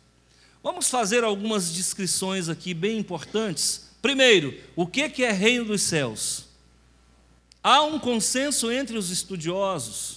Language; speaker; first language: Portuguese; native; Portuguese